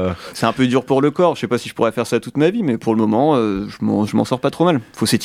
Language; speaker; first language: French; native; French